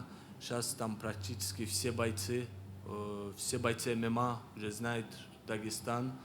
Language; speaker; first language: Russian; non-native, local second language; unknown